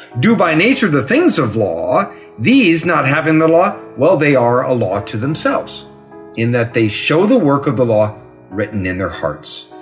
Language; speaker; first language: English; native; English